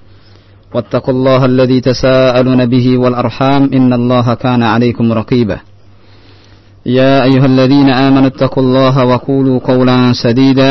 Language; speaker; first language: Arabic; non-native, fluent; Indonesian